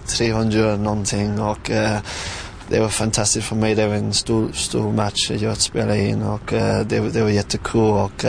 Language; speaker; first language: Swedish; non-native, fluent; English